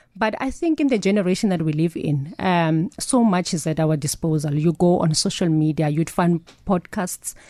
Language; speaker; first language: English; non-native, local second language; Northern Sotho